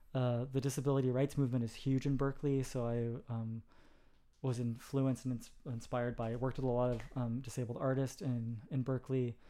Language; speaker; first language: English; native; English